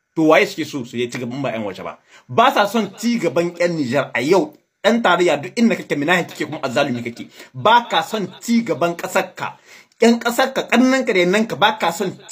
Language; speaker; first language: Hausa; native; Hausa